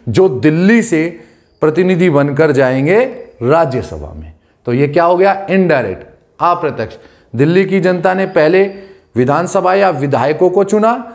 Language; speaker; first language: Hindi; native; Hindi